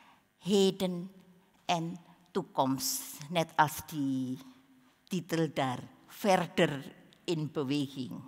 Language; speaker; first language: Dutch; non-native, learner; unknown